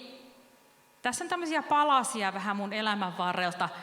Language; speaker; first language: Finnish; native; Finnish